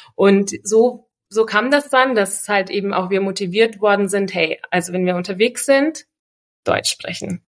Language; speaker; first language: German; early bilingual, other home language; Russian